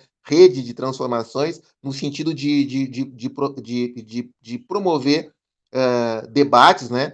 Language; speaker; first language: Portuguese; native; Portuguese